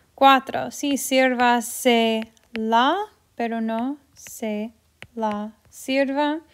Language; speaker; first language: Spanish; non-native, fluent; English